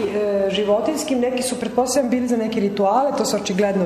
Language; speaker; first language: Serbian; native; Serbian